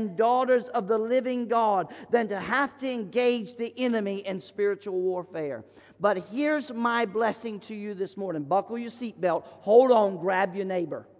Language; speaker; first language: English; native; English